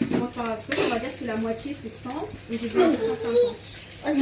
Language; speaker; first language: French; native; French